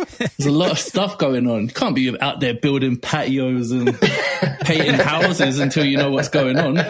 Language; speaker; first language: English; native; English